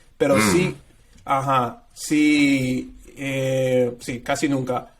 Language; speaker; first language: Spanish; non-native, fluent; English